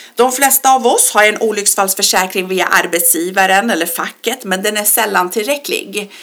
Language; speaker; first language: Swedish; early bilingual, other home language; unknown